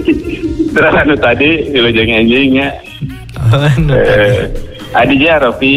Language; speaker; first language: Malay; non-native, local second language; Sundanese